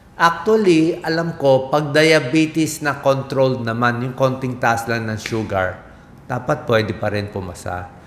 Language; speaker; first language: Filipino; native; Filipino